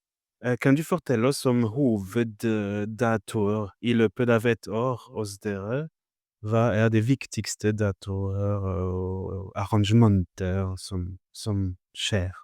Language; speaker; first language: Norwegian; non-native, fluent; French